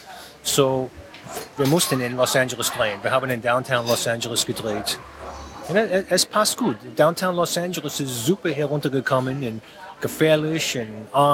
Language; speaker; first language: German; non-native, fluent; English